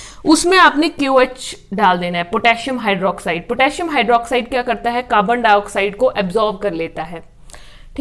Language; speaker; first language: Hindi; native; Hindi